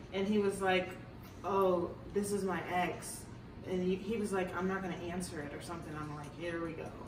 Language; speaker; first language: English; native; English